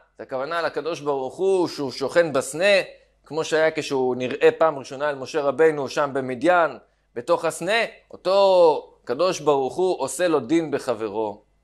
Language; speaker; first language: Hebrew; native; Hebrew